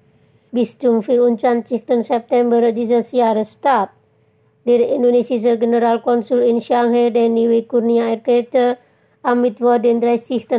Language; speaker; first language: German; non-native, fluent; Indonesian